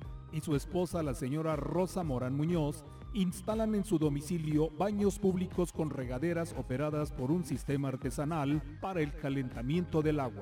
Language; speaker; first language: Spanish; native; Spanish